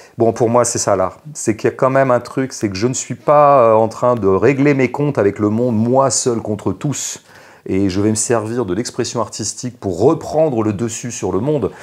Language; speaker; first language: French; native; French